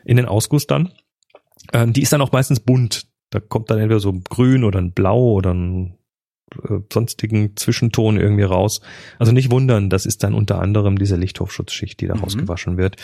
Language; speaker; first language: German; native; German